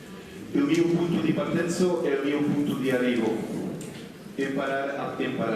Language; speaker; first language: Italian; non-native, fluent; Dutch